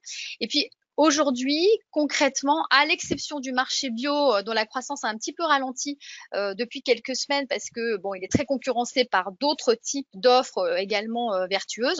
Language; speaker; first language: French; native; French